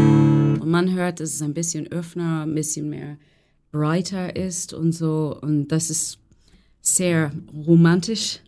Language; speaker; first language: German; non-native, fluent; English